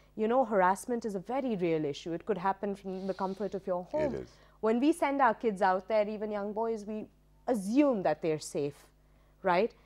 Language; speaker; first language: English; non-native, local second language; Urdu